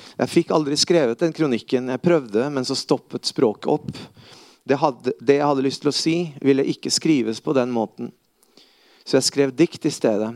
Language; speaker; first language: Norwegian; early bilingual, other home language; Spanish